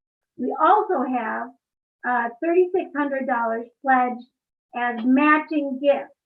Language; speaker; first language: English; native; English